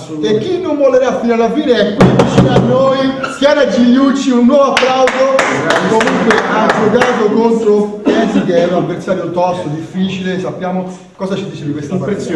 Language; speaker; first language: Italian; native; Italian